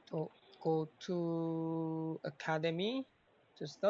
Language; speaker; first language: English; non-native, learner; Korean